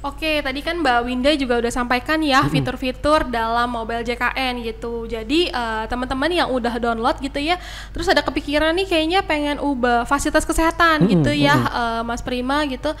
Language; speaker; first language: Indonesian; native; Indonesian